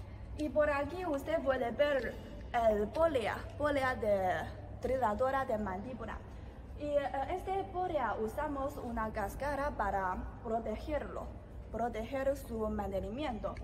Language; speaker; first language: Spanish; non-native, learner; Chinese